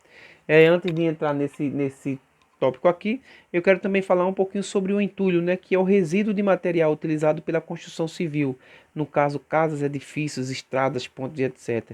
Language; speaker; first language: Portuguese; native; Portuguese